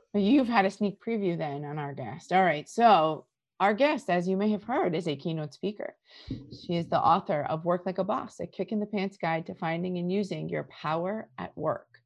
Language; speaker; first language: English; native; English